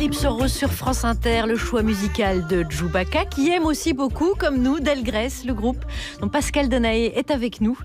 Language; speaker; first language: French; native; French